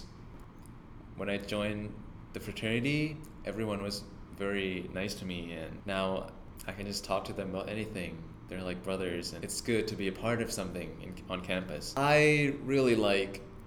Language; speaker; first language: English; non-native, fluent; Thai